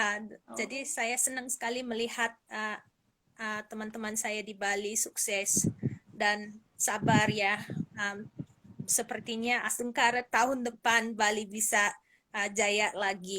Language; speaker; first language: Indonesian; non-native, fluent; English